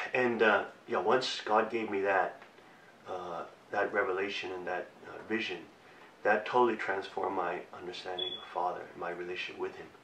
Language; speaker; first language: English; native; English